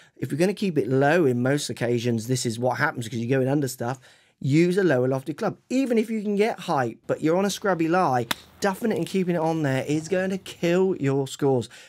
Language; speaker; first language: English; native; English